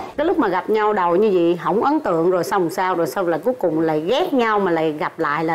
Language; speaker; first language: Vietnamese; native; Vietnamese